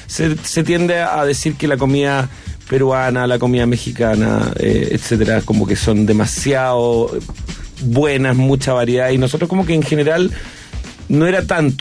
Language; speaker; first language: Spanish; native; Spanish